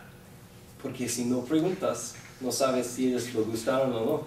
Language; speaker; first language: Spanish; non-native, fluent; English